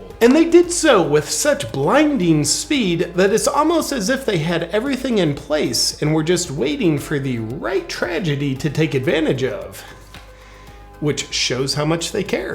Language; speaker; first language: English; native; English